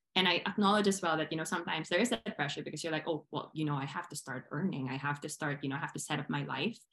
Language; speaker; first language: English; non-native, local second language; Filipino